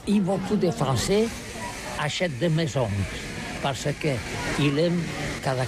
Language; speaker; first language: French; non-native, learner; Catalan